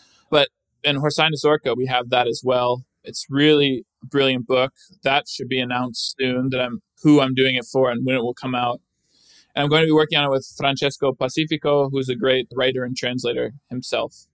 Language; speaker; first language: English; native; English